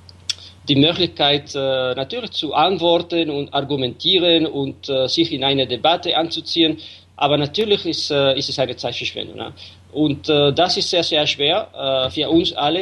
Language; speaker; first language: German; non-native, fluent; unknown